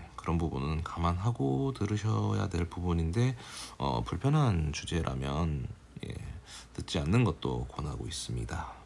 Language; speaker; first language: Korean; native; Korean